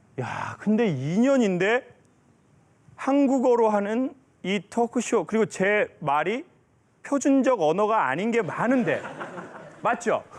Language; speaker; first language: Korean; native; Korean